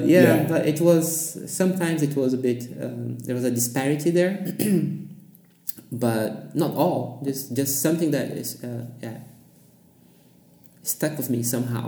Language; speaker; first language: English; non-native, fluent; Portuguese